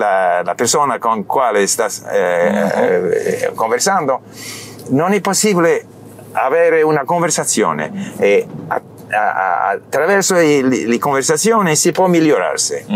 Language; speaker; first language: Italian; non-native, learner; English